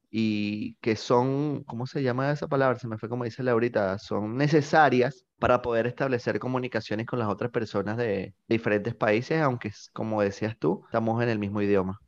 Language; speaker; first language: Spanish; native; Spanish